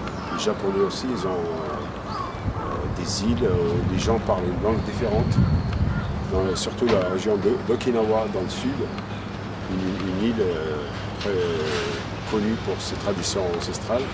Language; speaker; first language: French; non-native, local second language; Kabyle